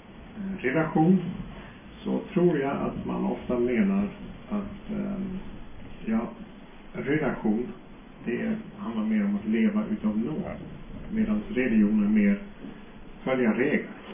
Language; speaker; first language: Swedish; non-native, fluent; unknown